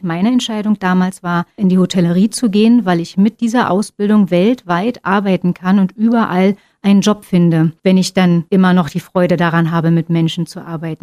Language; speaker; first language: German; native; German